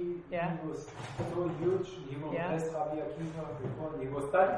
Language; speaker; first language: English; non-native, learner; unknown